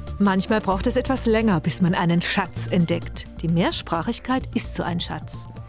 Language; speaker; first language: German; native; German